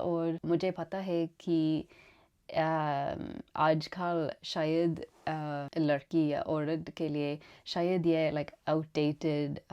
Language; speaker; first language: Hindi; non-native, learner; English